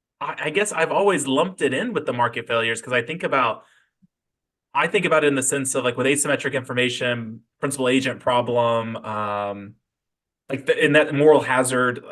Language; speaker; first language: English; native; English